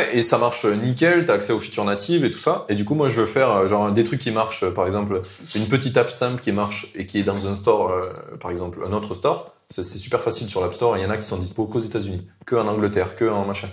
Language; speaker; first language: French; native; French